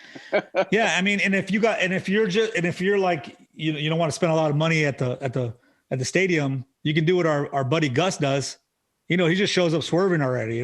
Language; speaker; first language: English; native; English